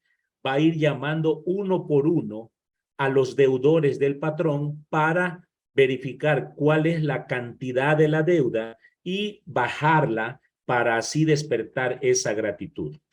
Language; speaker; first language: Spanish; native; Spanish